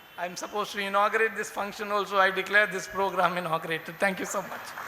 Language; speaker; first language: English; non-native, local second language; Malayalam